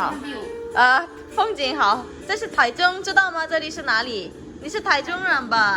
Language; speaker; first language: Chinese; non-native, learner; Korean